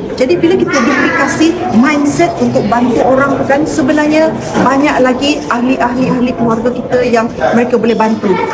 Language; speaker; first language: Malay; non-native, local second language; Chinese